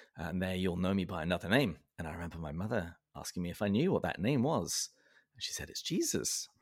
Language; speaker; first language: English; native; English